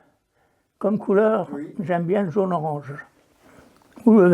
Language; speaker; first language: French; native; French